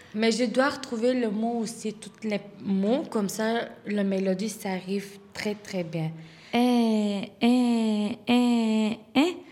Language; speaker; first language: French; non-native, learner; Turkish